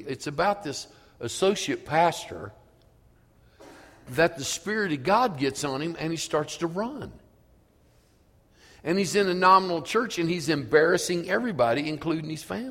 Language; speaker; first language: English; native; English